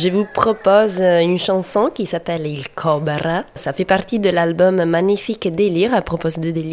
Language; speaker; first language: French; non-native, fluent; Italian